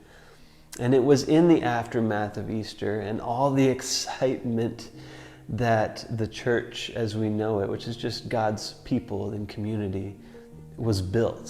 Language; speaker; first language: English; native; English